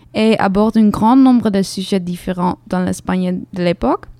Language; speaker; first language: French; non-native, fluent; Dutch